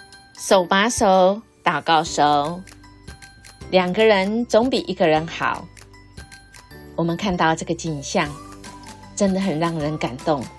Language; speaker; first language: Chinese; native; Chinese